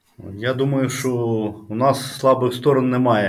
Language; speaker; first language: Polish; non-native, learner; Ukrainian